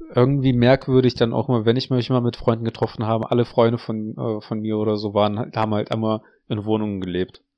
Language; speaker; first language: German; early bilingual, other home language; Russian